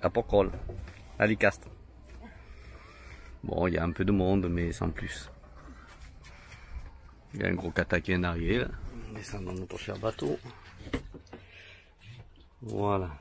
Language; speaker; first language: French; native; French